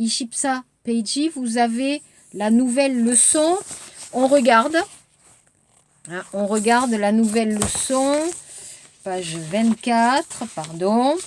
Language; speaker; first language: French; native; French